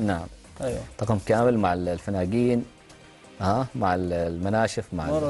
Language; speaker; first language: Arabic; native; Arabic